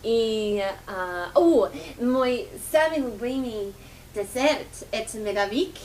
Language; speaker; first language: Russian; non-native, fluent; English